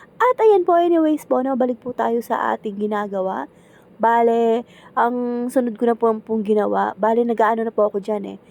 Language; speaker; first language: Filipino; native; Filipino